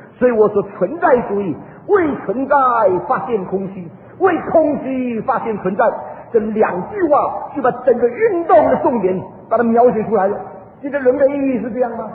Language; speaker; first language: Chinese; early bilingual, heritage; Chinese